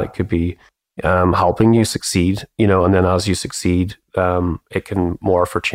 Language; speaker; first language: English; native; English